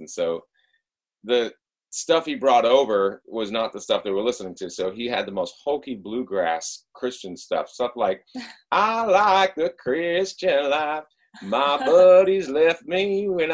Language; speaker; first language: English; native; English